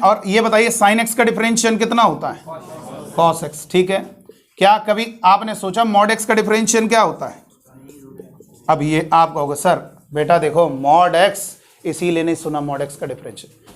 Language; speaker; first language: Hindi; native; Hindi